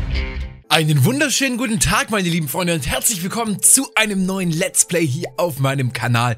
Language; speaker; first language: German; native; German